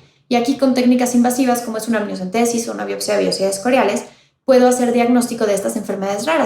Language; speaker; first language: Spanish; native; Spanish